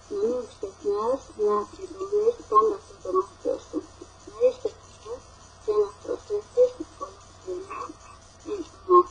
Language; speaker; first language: Greek; non-native, learner; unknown